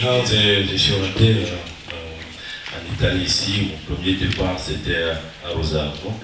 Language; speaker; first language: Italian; non-native, learner; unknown